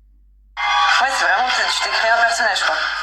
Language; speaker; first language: French; native; French